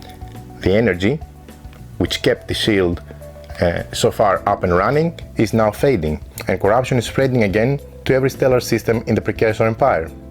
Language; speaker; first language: English; non-native, fluent; Greek